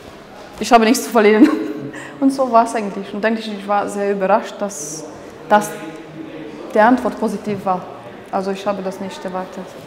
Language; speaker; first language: German; non-native, fluent; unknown